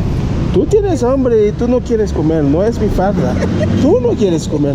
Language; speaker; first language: Spanish; non-native, learner; Haitian Creole